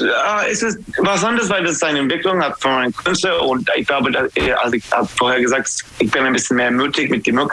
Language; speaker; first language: German; non-native, fluent; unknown